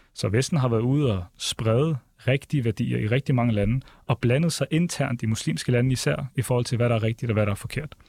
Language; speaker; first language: Danish; early bilingual, other home language; Arabic